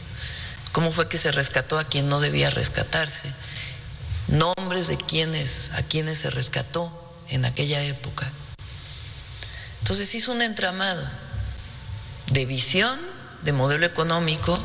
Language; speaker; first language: Spanish; native; Spanish